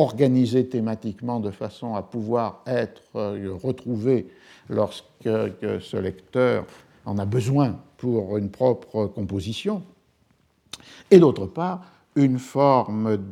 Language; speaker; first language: French; native; French